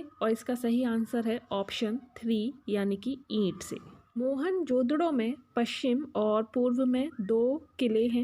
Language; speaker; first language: Hindi; native; Hindi